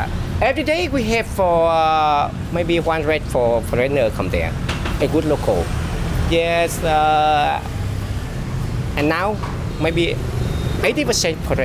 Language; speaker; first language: English; non-native, learner; Vietnamese